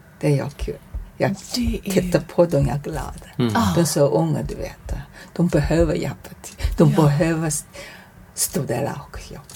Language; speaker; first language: Swedish; non-native, learner; Chinese